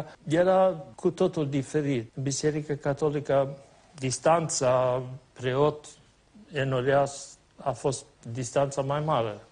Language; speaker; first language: Romanian; non-native, fluent; Swedish